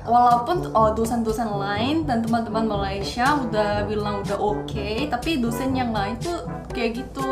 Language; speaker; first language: Indonesian; non-native, fluent; Korean